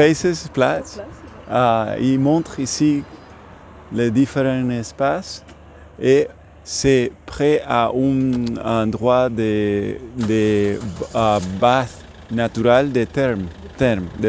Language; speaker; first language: French; non-native, learner; English